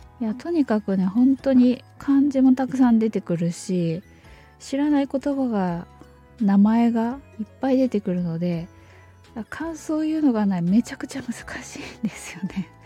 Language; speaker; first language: Japanese; native; Japanese